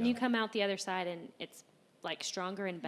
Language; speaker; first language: English; native; English